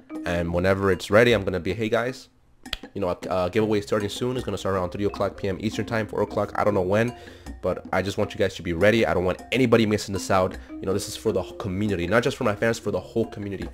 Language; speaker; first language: English; early bilingual, other home language; Spanish